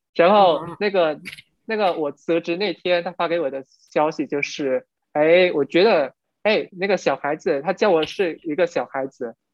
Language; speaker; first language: Chinese; non-native, fluent; Vietnamese